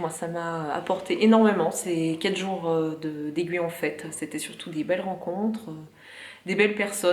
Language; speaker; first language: French; native; French